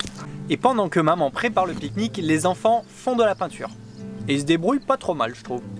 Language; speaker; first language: French; native; French